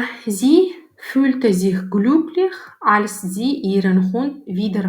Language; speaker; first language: German; non-native, learner; Turkmen